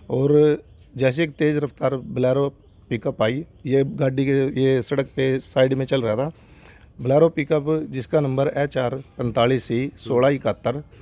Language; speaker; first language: Hindi; native; Hindi